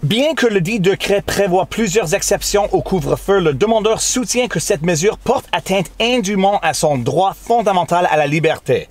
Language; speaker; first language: French; non-native, local second language; English